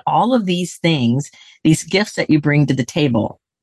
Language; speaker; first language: English; native; English